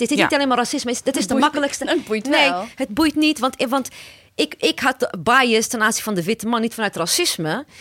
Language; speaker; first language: Dutch; early bilingual, other home language; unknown